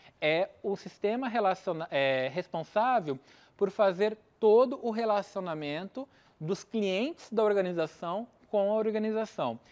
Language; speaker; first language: Portuguese; native; Portuguese